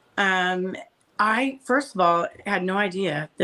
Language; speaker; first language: English; native; English